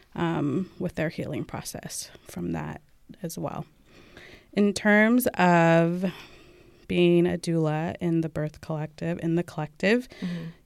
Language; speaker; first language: English; early bilingual, other home language; Amharic